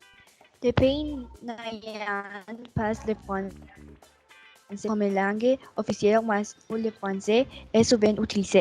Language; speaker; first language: French; non-native, learner; Spanish